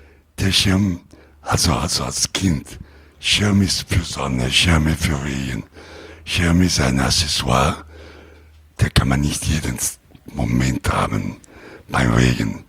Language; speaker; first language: German; non-native, learner; Italian